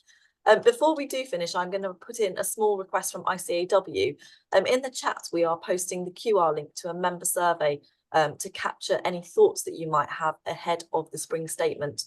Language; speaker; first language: English; native; English